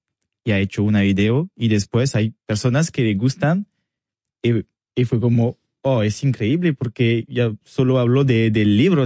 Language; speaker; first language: Spanish; non-native, learner; French